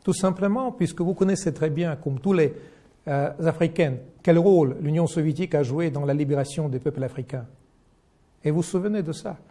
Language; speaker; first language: French; non-native, fluent; Russian